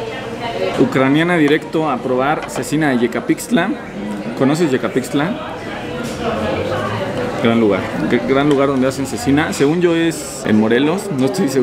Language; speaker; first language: Spanish; native; Spanish